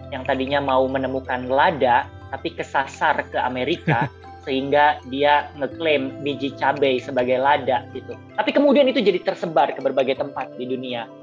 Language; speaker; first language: Indonesian; native; Indonesian